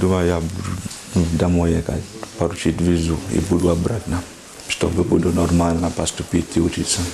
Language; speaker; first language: Russian; non-native, learner; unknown